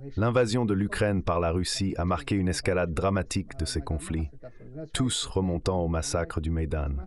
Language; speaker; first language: French; non-native, fluent; Ukrainian